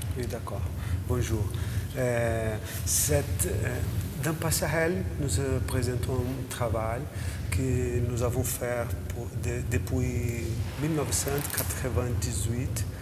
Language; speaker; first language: French; non-native, learner; Portuguese